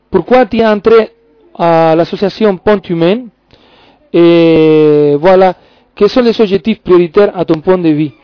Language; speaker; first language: French; non-native, fluent; Spanish